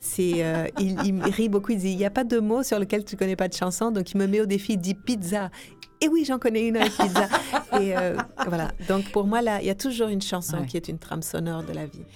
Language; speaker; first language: French; non-native, fluent; Portuguese